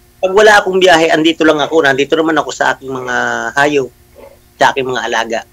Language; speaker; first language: Filipino; native; Filipino